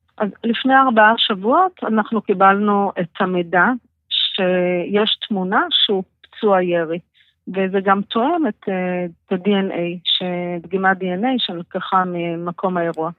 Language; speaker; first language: Hebrew; native; Hebrew